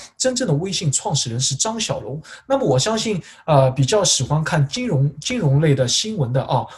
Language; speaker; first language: Chinese; native; Chinese